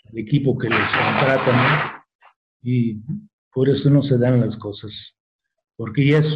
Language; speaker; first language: Spanish; native; Spanish